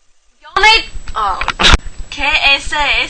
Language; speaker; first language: Spanish; non-native, learner; English